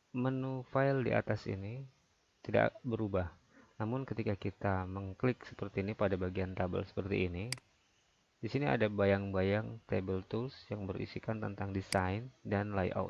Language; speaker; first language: Indonesian; native; Indonesian